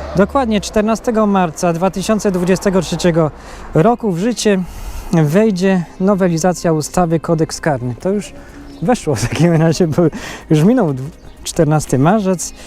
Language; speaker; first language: Polish; native; Polish